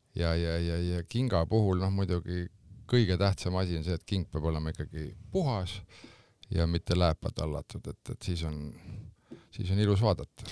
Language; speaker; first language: Estonian; native; Estonian